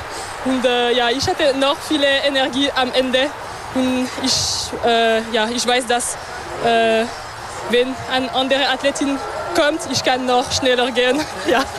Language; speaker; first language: German; non-native, local second language; French